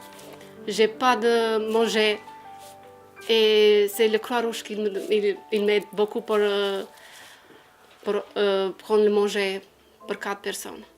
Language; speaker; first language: French; non-native, learner; Albanian